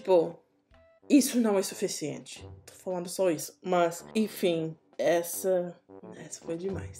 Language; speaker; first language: Portuguese; non-native, learner; English